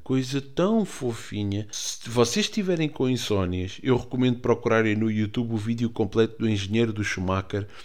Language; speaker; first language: Portuguese; native; Portuguese